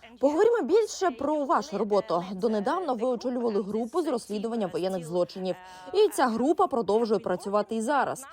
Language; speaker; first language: Ukrainian; native; Ukrainian